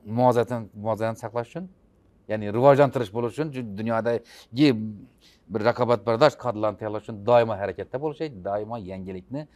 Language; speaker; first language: Uzbek; native; Uzbek